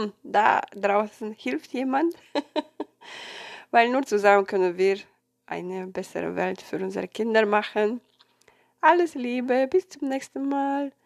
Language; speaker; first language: German; non-native, fluent; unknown